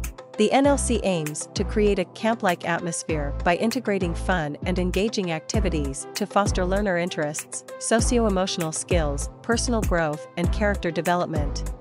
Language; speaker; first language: English; non-native, local second language; Filipino